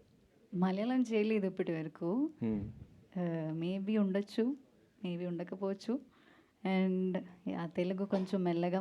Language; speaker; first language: Telugu; non-native, learner; Malayalam